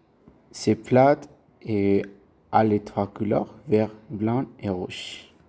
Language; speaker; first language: French; non-native, learner; Spanish